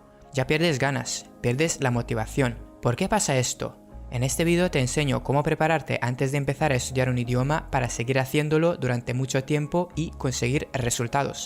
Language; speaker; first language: Spanish; non-native, fluent; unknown